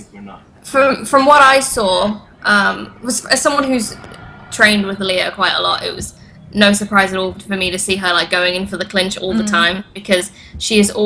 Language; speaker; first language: English; native; English